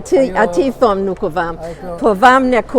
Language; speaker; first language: Albanian; early bilingual, heritage; Albanian